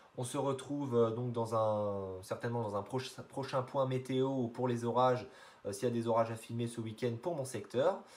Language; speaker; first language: French; native; French